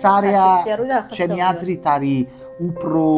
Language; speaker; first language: Georgian; non-native, learner; Italian